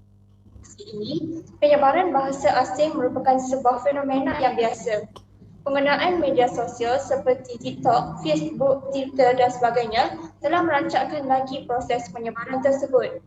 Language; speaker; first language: Malay; native; Malay